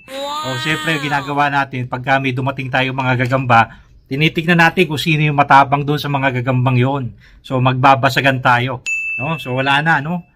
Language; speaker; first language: Filipino; native; Filipino